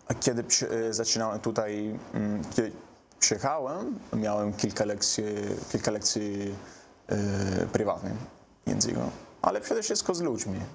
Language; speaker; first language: Polish; non-native, learner; Italian